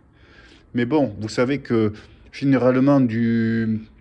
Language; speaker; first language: French; native; French